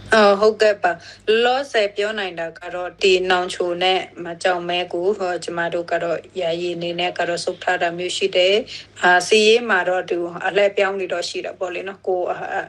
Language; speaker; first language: Burmese; non-native, local second language; Shwe Palaung